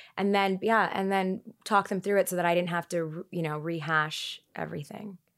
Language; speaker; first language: English; early bilingual, other home language; Tigrinya